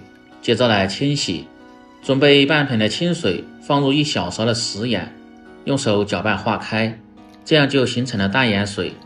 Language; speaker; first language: Chinese; native; Chinese